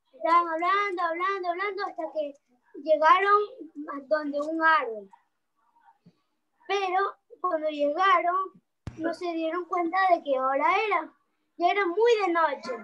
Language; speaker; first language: Spanish; native; Spanish